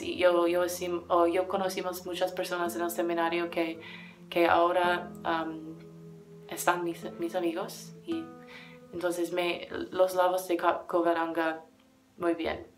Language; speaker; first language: Spanish; non-native, learner; English